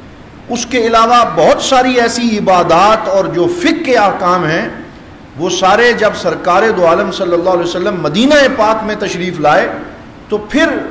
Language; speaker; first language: Urdu; native; Urdu